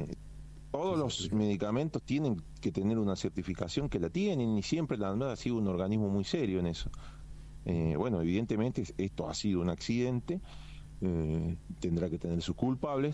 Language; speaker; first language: Spanish; native; Spanish